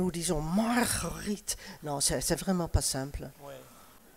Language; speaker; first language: French; non-native, fluent; Dutch